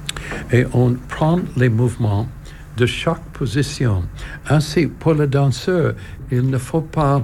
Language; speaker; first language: French; non-native, learner; English